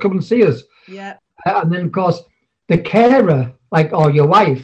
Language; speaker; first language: English; native; English